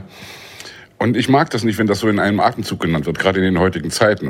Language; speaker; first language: German; native; German